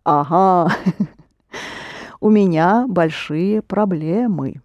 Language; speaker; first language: Russian; native; Russian